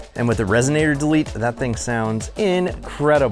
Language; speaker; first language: English; native; English